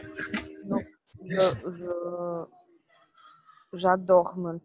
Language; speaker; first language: French; non-native, learner; Portuguese